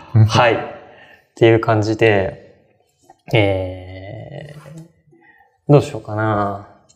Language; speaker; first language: Japanese; native; Japanese